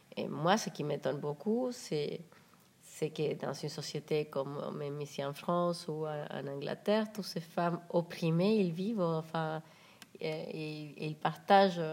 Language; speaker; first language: French; non-native, fluent; Spanish